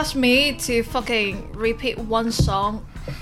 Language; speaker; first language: English; non-native, local second language; Cantonese